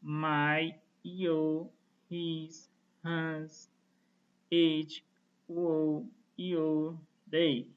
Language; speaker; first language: English; non-native, fluent; Portuguese